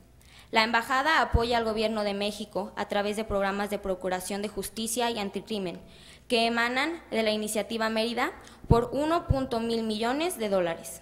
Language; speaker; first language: Spanish; native; Spanish